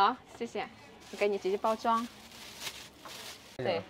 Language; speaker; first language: Chinese; non-native, fluent; Indonesian